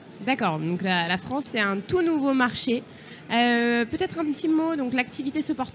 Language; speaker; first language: French; native; French